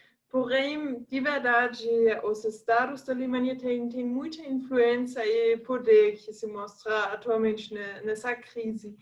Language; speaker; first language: Portuguese; non-native, fluent; German